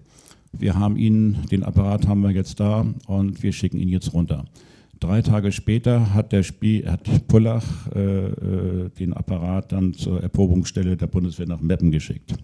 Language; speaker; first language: German; native; German